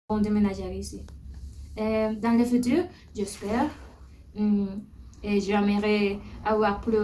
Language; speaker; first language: French; non-native, learner; Spanish